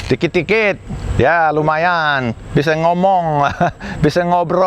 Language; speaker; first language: Indonesian; non-native, learner; English